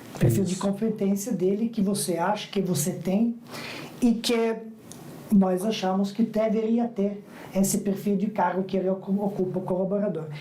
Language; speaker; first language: Portuguese; non-native, fluent; Serbian